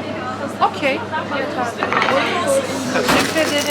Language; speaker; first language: Turkish; non-native, learner; Bosnian